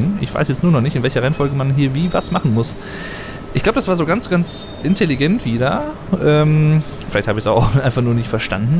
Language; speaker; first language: German; native; German